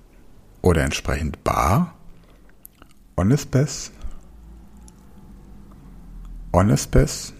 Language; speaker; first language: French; non-native, fluent; German